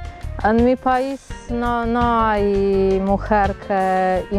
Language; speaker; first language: Spanish; non-native, learner; Polish